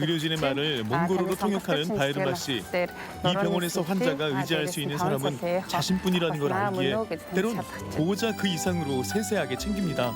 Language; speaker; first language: Korean; native; Korean